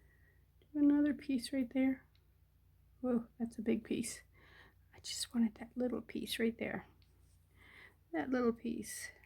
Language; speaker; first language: English; native; English